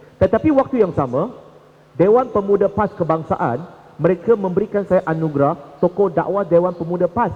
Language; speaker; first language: Malay; non-native, local second language; Chinese